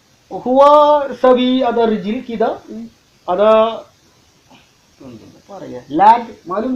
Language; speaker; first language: Arabic; non-native, learner; Malayalam